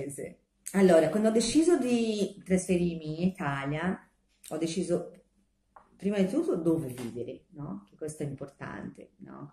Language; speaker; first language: Italian; non-native, fluent; Portuguese